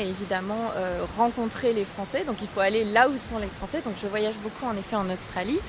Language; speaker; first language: French; native; French